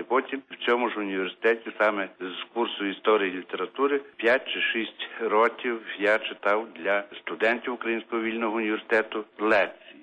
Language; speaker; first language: Ukrainian; native; Ukrainian